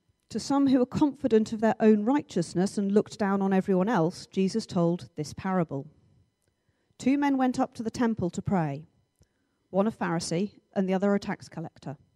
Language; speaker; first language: English; native; English